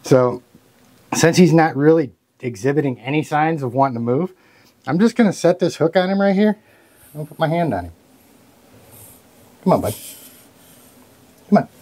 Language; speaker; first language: English; native; English